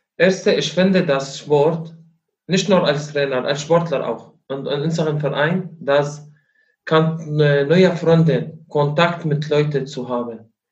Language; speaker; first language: German; non-native, learner; Arabic